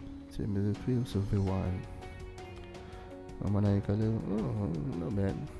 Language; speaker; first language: English; non-native, local second language; Malay